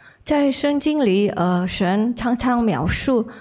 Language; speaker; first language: Chinese; non-native, learner; Indonesian